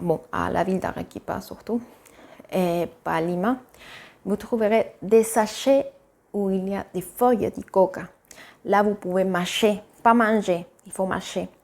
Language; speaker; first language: French; non-native, fluent; Spanish